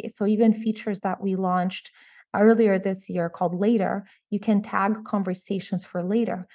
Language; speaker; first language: English; non-native, fluent; Portuguese